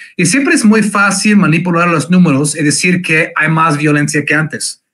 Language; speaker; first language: Spanish; non-native, fluent; English